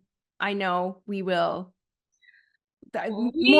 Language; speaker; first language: English; native; English